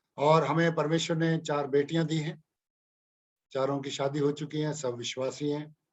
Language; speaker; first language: Hindi; non-native, local second language; Punjabi